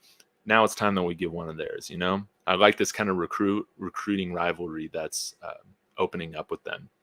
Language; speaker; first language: English; native; English